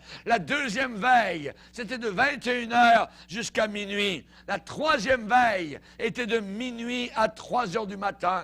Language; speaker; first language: French; native; French